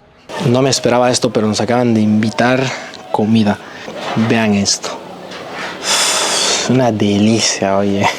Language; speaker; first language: Spanish; native; Spanish